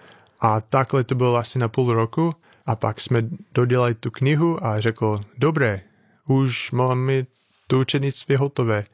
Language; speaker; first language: Czech; non-native, fluent; English